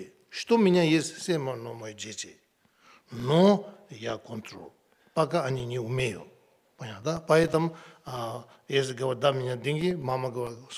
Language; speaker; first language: Russian; non-native, learner; Tibetan